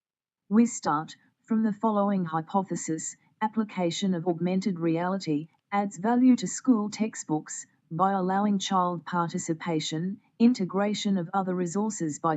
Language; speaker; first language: English; non-native, fluent; Portuguese